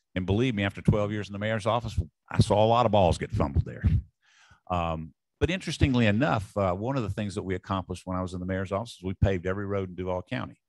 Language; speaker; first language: English; native; English